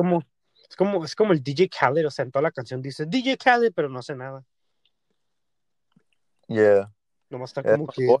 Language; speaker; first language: Spanish; early bilingual, heritage; Spanish